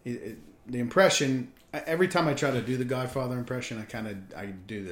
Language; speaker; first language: English; native; English